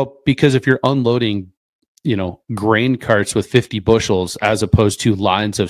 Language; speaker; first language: English; native; English